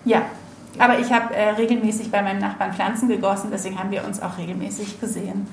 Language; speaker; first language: German; native; German